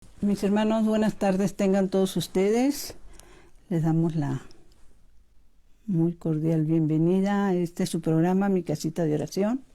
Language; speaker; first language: Spanish; native; Spanish